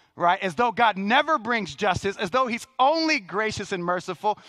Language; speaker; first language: English; native; English